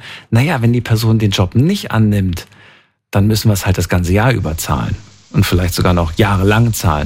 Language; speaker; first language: German; native; German